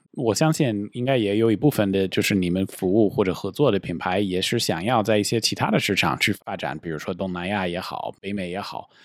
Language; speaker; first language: Chinese; non-native, fluent; English